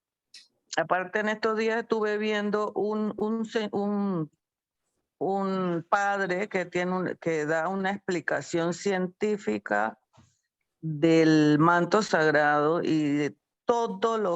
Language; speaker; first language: Spanish; native; Spanish